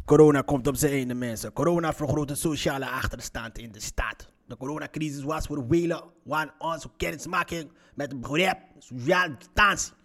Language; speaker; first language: Dutch; early bilingual, other home language; Arabic